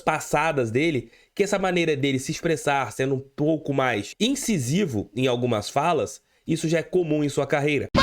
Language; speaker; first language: Portuguese; native; Portuguese